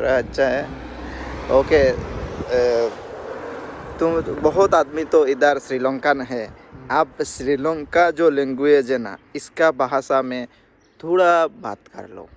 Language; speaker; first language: Hindi; non-native, learner; Bangla